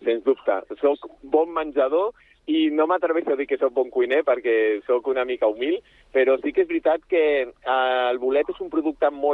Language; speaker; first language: Catalan; native; Catalan